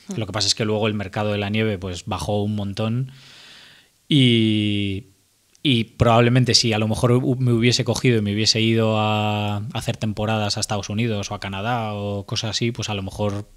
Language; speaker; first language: Spanish; native; Spanish